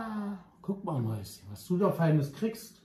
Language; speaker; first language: German; native; German